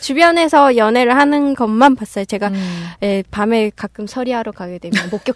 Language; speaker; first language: Korean; non-native, local second language; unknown